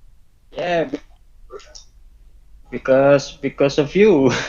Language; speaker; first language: English; non-native, learner; Indonesian